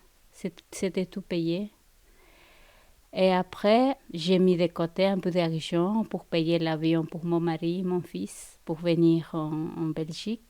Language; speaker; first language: French; non-native, fluent; Spanish